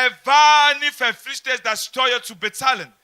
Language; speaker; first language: German; non-native, fluent; French